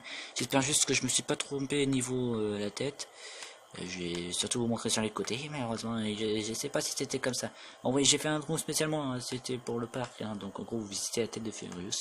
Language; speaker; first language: French; native; French